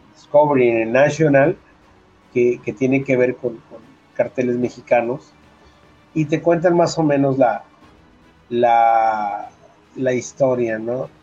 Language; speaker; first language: Spanish; native; Spanish